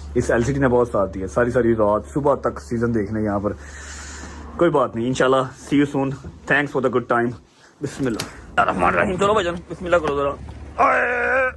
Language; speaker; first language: Urdu; non-native, local second language; Punjabi